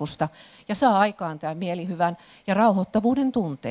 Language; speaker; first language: Finnish; native; Finnish